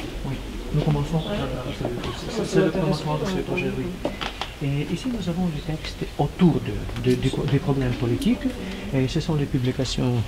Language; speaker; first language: French; non-native, learner; Ukrainian